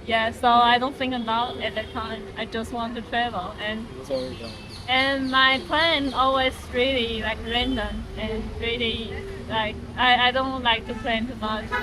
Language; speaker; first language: English; non-native, learner; Chinese